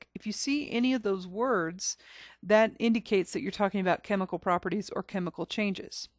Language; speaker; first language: English; native; English